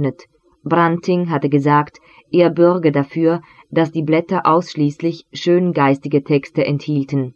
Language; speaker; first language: German; native; German